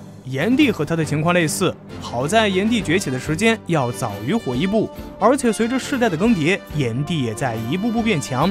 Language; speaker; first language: Chinese; native; Chinese